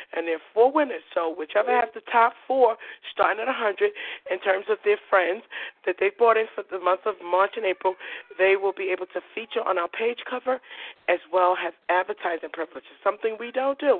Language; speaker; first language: English; native; English